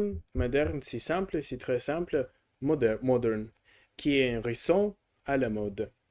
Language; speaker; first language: French; non-native, learner; Russian